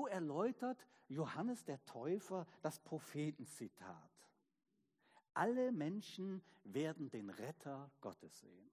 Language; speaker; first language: German; native; German